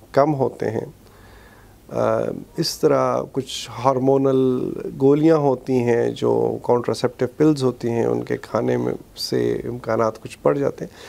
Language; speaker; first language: Urdu; non-native, local second language; Pashto